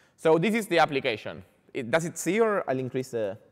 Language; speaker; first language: English; non-native, fluent; Spanish